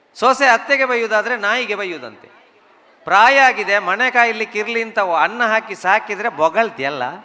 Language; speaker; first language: Kannada; non-native, local second language; Tulu